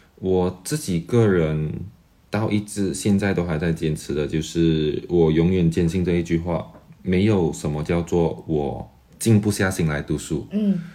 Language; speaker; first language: Chinese; native; Chinese